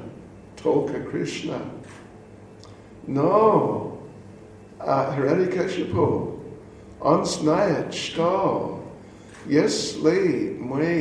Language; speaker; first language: Russian; non-native, learner; English